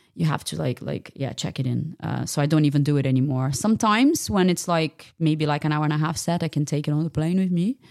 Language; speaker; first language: English; non-native, fluent; Portuguese